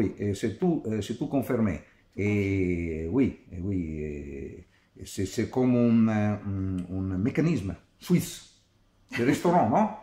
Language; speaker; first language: French; non-native, learner; Italian